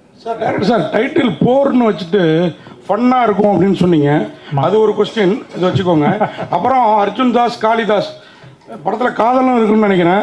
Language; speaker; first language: Tamil; native; Tamil